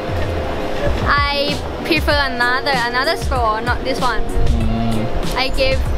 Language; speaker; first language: English; non-native, learner; Thai